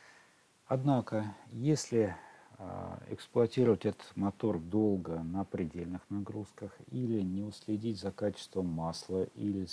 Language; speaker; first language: Russian; native; Russian